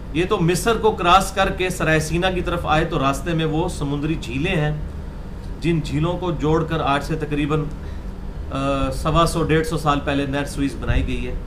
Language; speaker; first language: Urdu; non-native, local second language; Punjabi